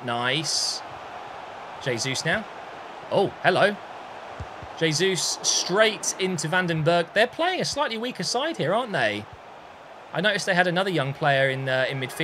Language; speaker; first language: English; native; English